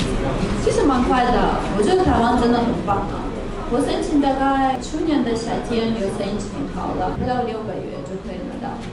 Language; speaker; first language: Chinese; non-native, fluent; Russian